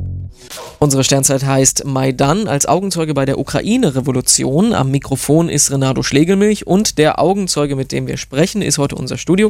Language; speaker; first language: German; native; German